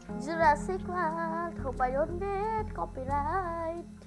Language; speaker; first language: English; non-native, learner; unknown